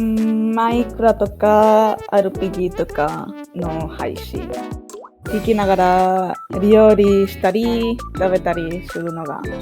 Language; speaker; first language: Japanese; non-native, fluent; English